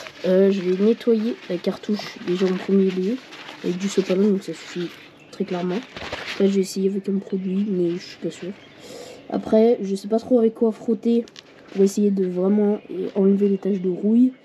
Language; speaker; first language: French; native; French